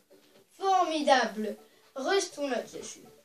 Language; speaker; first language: French; native; French